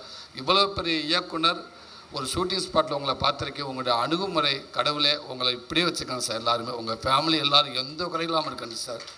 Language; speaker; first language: Tamil; native; Tamil